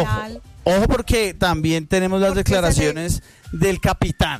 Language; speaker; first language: Spanish; native; Spanish